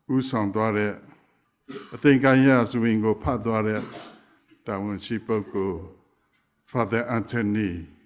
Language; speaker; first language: Burmese; non-native, local second language; Pa'o Karen